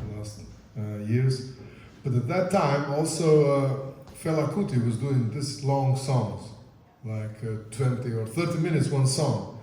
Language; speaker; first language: English; non-native, fluent; Albanian